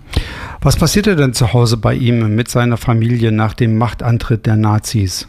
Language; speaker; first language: German; native; German